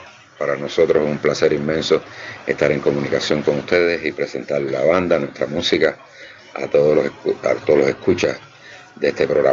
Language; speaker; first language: Spanish; native; Spanish